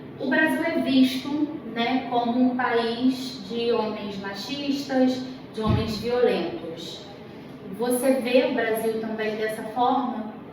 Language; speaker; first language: Portuguese; native; Portuguese